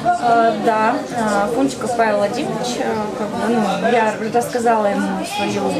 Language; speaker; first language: Russian; native; Russian